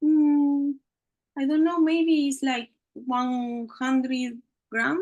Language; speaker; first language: English; non-native, learner; Spanish